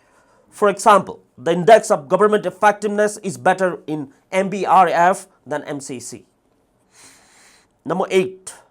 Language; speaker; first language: English; non-native, fluent; Nepali